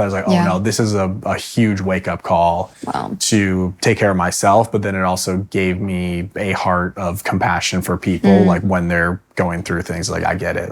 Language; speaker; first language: English; native; English